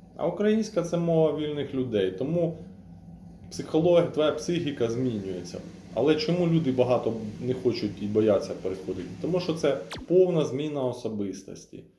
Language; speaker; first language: Ukrainian; non-native, local second language; Russian